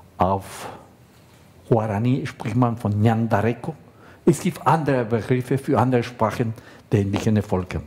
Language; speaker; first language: German; non-native, fluent; Spanish